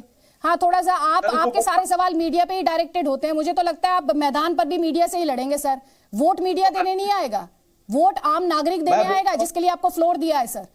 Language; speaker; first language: Hindi; native; Hindi